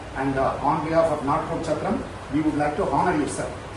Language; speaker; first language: English; non-native, local second language; Tamil